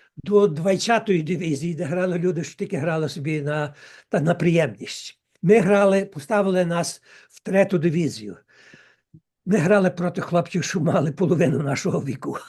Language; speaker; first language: Ukrainian; early bilingual, heritage; Ukrainian